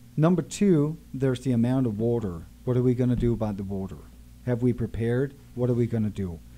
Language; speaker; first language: English; non-native, fluent; Danish